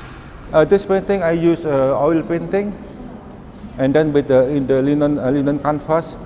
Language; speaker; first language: English; non-native, learner; Indonesian